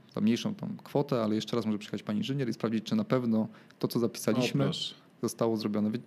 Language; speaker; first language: Polish; native; Polish